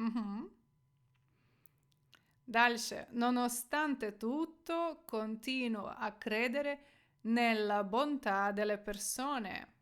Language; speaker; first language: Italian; non-native, fluent; Ukrainian